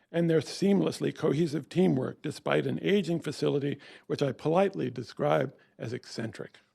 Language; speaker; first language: English; native; English